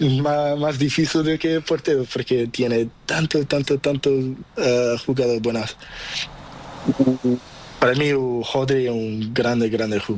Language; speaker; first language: Spanish; non-native, learner; Portuguese